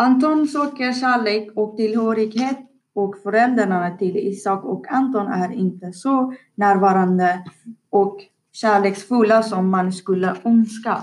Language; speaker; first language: Swedish; non-native, learner; Persian